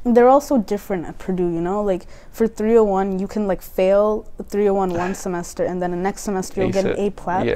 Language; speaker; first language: English; native; English